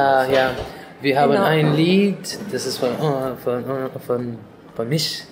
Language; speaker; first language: German; non-native, learner; Arabic